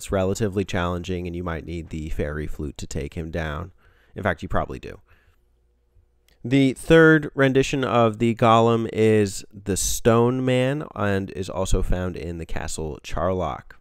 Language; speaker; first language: English; native; English